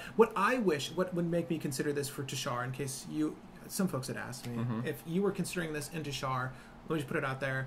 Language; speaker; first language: English; native; English